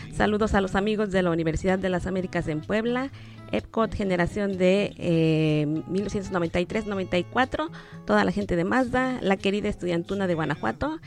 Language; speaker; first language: Spanish; native; Spanish